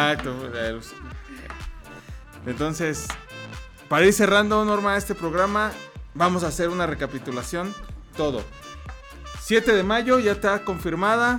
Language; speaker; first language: Spanish; native; Spanish